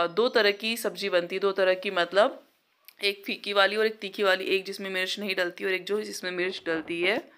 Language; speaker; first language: Hindi; non-native, local second language; Marathi